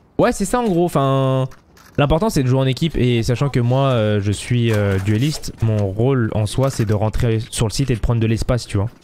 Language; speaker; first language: French; early bilingual, other home language; Korean